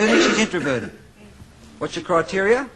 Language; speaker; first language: English; native; English